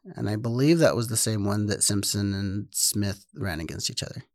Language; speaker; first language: English; native; English